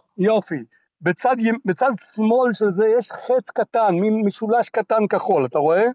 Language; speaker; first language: Hebrew; non-native, local second language; Arabic